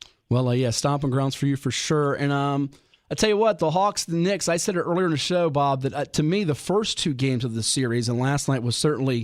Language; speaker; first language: English; native; English